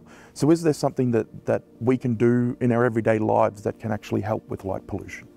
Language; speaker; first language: English; native; English